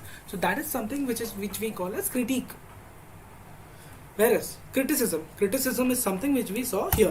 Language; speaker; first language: English; non-native, local second language; Hindi